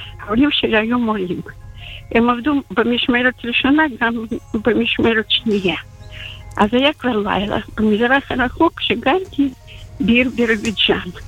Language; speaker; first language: Hebrew; non-native, fluent; Russian